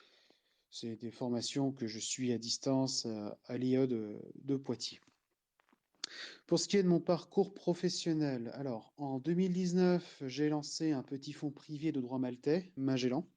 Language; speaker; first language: French; native; French